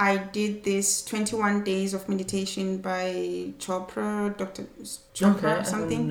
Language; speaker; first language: English; non-native, local second language; Swati